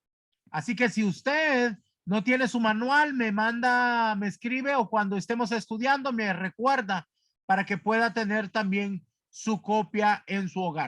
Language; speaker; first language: Spanish; native; Spanish